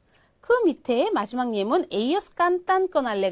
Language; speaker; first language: Spanish; non-native, fluent; Korean